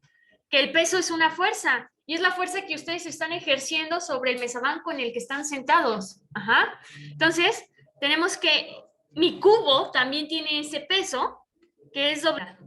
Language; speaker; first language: Spanish; native; Spanish